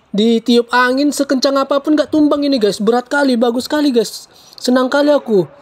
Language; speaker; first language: Indonesian; native; Indonesian